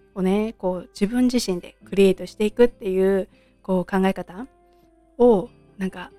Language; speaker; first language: Japanese; native; Japanese